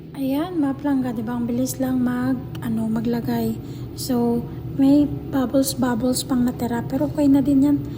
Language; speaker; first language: Filipino; non-native, local second language; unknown